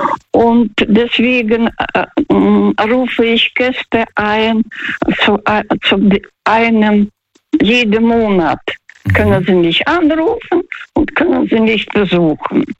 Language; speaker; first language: German; non-native, fluent; Russian